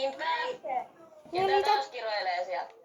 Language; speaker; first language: Finnish; native; Finnish